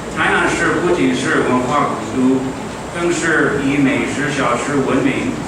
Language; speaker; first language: Chinese; non-native, fluent; English